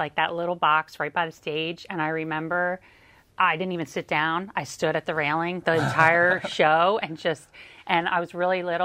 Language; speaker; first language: English; native; English